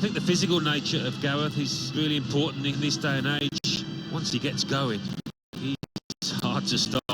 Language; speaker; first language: English; native; English